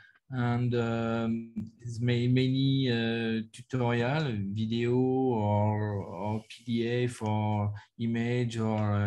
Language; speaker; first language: English; non-native, learner; French